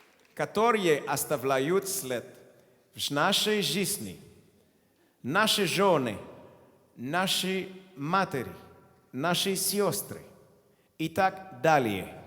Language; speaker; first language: Russian; non-native, learner; French